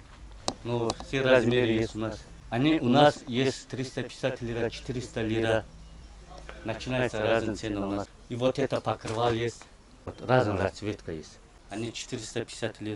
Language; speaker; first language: Russian; non-native, learner; Turkish